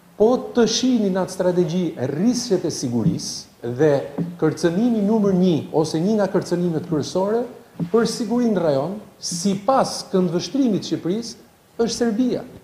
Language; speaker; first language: Albanian; native; Albanian